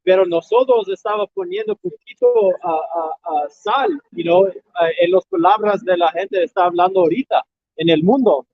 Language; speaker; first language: Spanish; non-native, learner; English